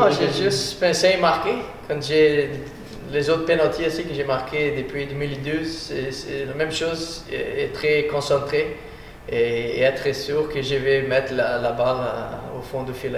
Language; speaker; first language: French; non-native, fluent; Portuguese